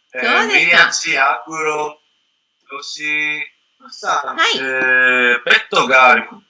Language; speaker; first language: Japanese; non-native, learner; Greek